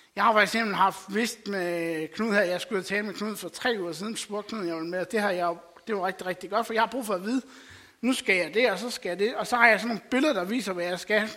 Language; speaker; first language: Danish; native; Danish